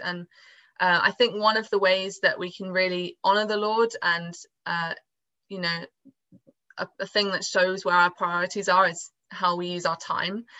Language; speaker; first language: English; native; English